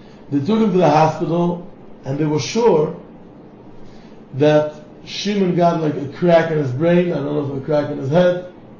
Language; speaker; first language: English; non-native, fluent; Hebrew